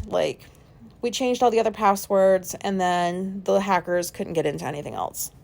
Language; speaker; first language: English; native; English